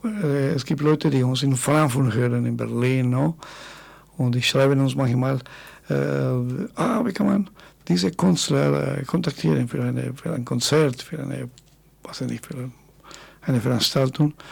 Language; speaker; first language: German; non-native, fluent; Spanish